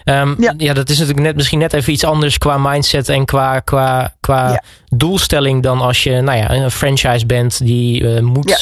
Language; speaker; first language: Dutch; native; Dutch